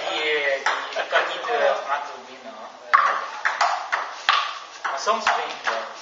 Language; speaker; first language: Dutch; non-native, learner; Chinese